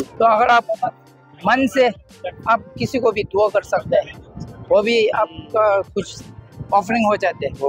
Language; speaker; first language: Hindi; non-native, local second language; Tibetan